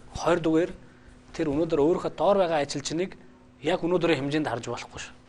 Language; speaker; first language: Mongolian; non-native, fluent; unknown